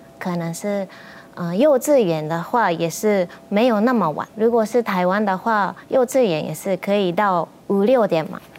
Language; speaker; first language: Chinese; non-native, fluent; Japanese